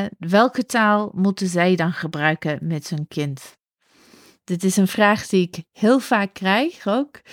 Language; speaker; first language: Dutch; non-native, fluent; English